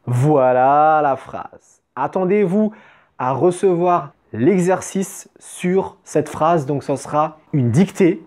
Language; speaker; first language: French; native; French